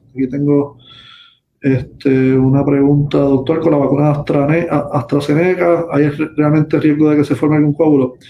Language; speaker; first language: Spanish; native; Spanish